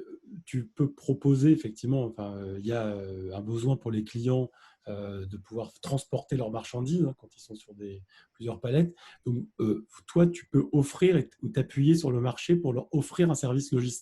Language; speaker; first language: French; native; French